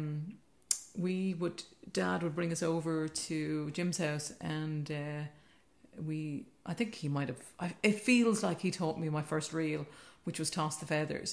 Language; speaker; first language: English; native; English